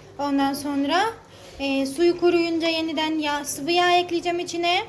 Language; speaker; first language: Turkish; native; Turkish